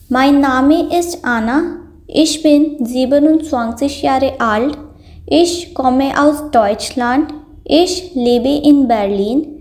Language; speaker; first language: German; non-native, fluent; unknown